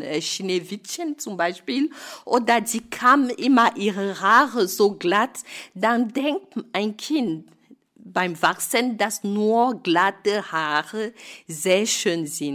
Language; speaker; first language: German; non-native, fluent; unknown